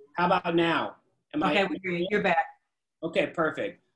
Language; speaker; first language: English; native; English